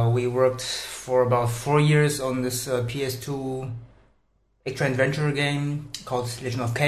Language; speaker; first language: English; non-native, fluent; Chinese